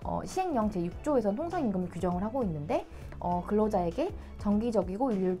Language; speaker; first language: Korean; native; Korean